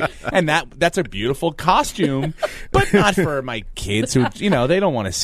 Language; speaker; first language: English; native; English